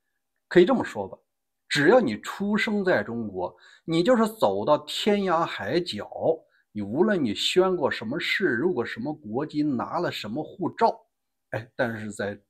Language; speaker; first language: Chinese; native; Chinese